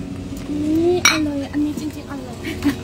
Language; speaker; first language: Thai; non-native, learner; Korean